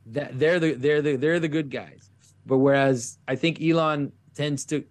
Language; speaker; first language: English; non-native, fluent; French